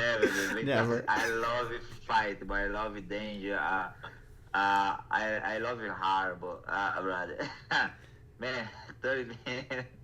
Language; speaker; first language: English; non-native, learner; Portuguese